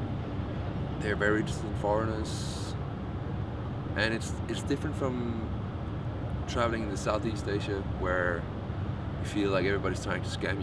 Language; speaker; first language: English; non-native, fluent; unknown